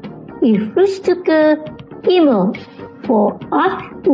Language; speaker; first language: German; non-native, learner; Indonesian